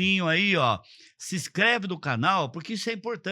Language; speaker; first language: Portuguese; native; Portuguese